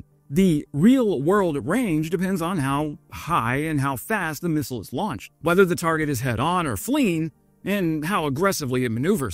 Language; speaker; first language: English; native; English